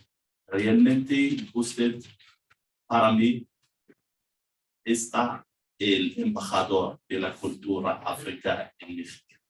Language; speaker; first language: Spanish; non-native, learner; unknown